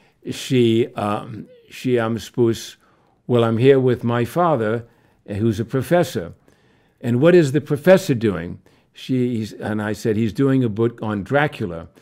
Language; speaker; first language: English; early bilingual, other home language; Romanian